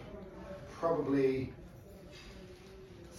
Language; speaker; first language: English; native; English